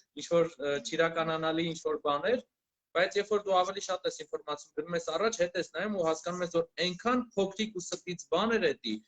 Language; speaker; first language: Armenian; native; Armenian